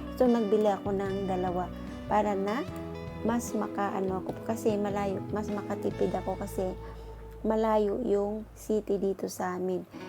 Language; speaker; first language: Filipino; non-native, local second language; Cebuano